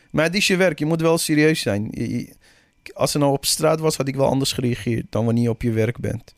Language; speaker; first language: Dutch; early bilingual, other home language; Persian